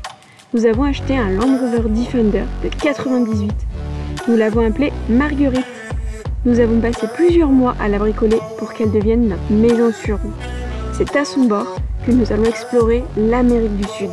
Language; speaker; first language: French; native; French